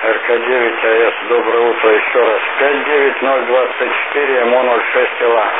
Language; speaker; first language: Russian; native; Russian